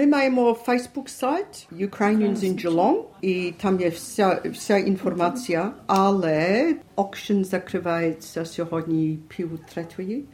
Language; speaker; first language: Ukrainian; early bilingual, heritage; Ukrainian